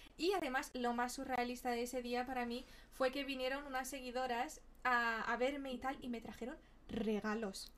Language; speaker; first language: Spanish; early bilingual, other home language; Portuguese